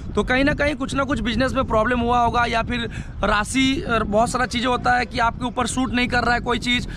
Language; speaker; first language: Hindi; non-native, local second language; Bangla